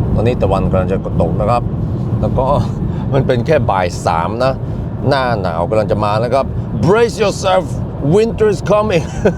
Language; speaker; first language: Thai; non-native, fluent; Swedish